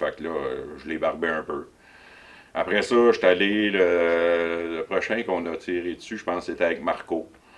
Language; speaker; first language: French; native; French